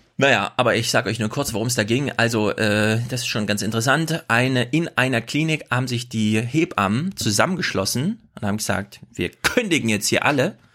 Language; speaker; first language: German; native; German